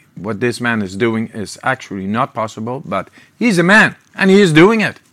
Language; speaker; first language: English; non-native, fluent; Dutch